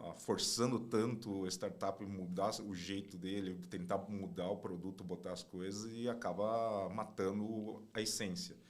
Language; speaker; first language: Portuguese; non-native, fluent; Chinese